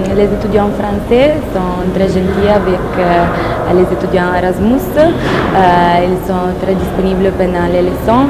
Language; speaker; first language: French; non-native, fluent; Italian